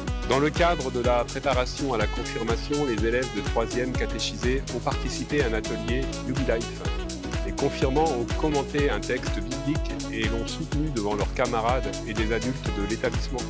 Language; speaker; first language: French; native; French